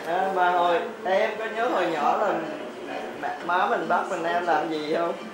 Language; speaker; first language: Vietnamese; native; Vietnamese